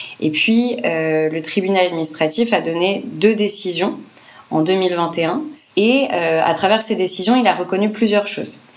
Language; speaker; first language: French; native; French